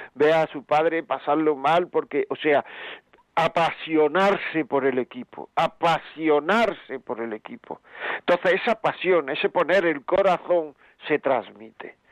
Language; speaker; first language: Spanish; native; Spanish